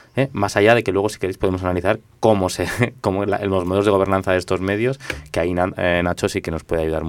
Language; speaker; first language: Spanish; non-native, local second language; Catalan